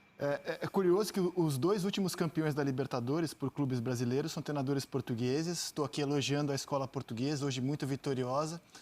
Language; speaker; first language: Portuguese; native; Portuguese